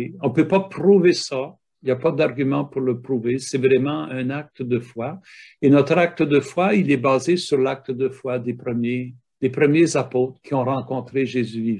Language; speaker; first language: French; native; French